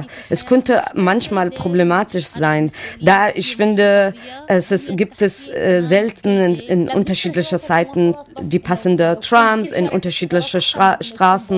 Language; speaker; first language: German; non-native, learner; Arabic